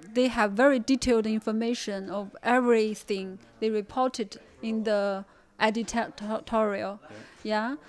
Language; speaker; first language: English; non-native, fluent; Chinese